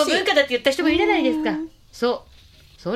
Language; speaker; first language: Japanese; native; Japanese